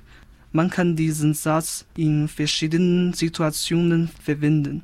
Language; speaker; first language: German; non-native, fluent; Chinese